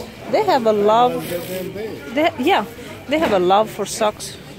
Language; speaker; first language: English; non-native, fluent; Italian